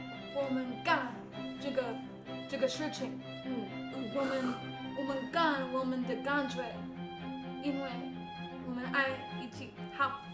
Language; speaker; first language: Chinese; non-native, learner; English